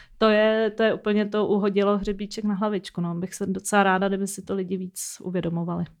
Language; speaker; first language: Czech; native; Czech